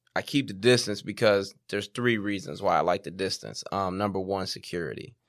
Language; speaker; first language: English; native; English